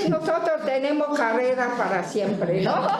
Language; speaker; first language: Spanish; non-native, fluent; Chinese